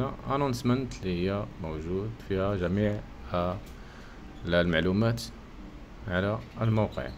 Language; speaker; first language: Arabic; native; Arabic